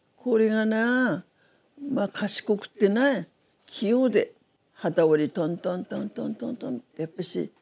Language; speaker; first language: Japanese; native; Japanese